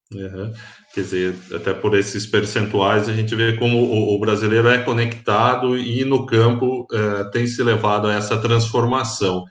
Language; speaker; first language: Portuguese; native; Portuguese